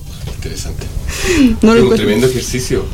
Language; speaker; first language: Spanish; native; Spanish